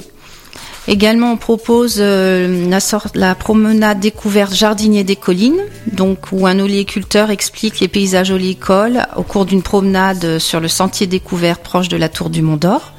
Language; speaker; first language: French; native; French